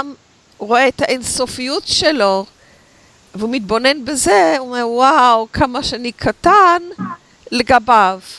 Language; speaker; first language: Hebrew; non-native, fluent; English